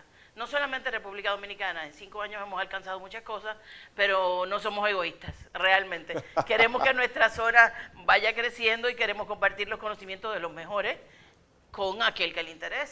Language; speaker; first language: Spanish; native; Spanish